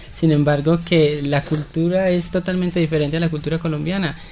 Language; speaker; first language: Spanish; native; Spanish